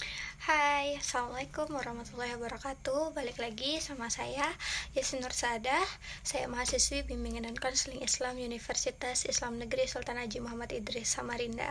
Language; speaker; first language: Indonesian; native; Indonesian